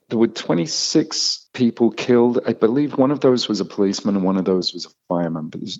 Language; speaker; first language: English; native; English